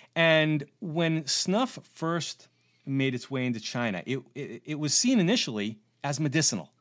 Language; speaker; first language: English; native; English